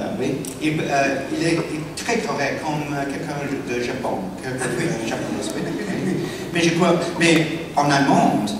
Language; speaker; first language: French; non-native, learner; English